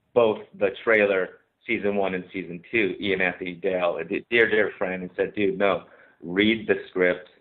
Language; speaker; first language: English; native; English